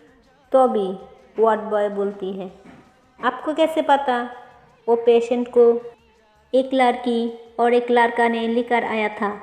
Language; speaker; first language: Hindi; non-native, local second language; Bangla